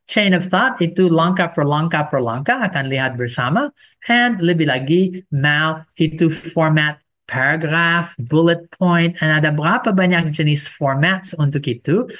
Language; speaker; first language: Indonesian; non-native, fluent; English